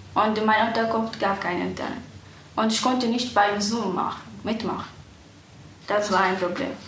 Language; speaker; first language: German; early bilingual, other home language; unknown